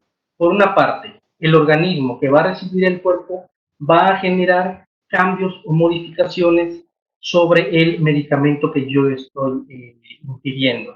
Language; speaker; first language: Spanish; native; Spanish